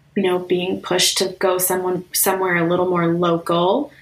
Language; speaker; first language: English; native; English